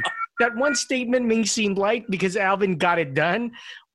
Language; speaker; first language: English; non-native, local second language; Filipino